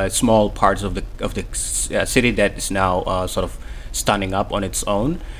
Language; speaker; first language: English; non-native, fluent; Somali